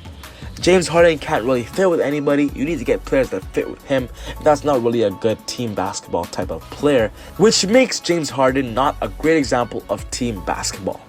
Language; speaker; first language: English; native; English